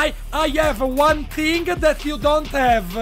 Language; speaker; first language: English; non-native, learner; Italian